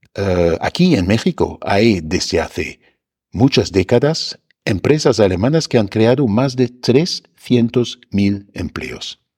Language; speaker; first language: Spanish; non-native, fluent; German